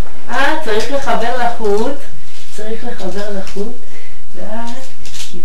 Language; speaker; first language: Hebrew; native; Hebrew